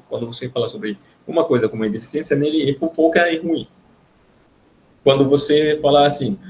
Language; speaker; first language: Portuguese; non-native, learner; Arabic